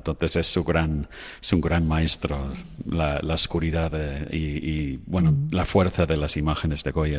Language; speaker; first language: Spanish; non-native, fluent; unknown